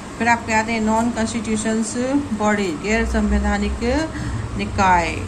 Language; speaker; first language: Hindi; native; Hindi